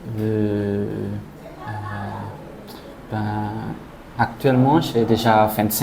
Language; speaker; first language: French; non-native, local second language; Malagasy